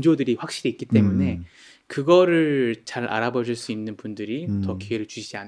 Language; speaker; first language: Korean; native; Korean